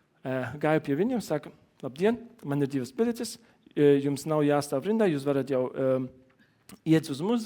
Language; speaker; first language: Latvian; non-native, learner; German